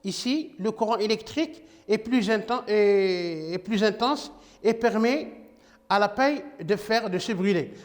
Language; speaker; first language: French; non-native, local second language; Arabic